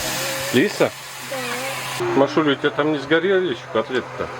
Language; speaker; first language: Russian; native; Russian